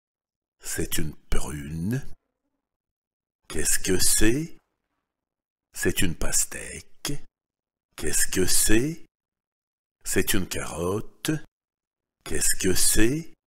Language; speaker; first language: French; non-native, fluent; Russian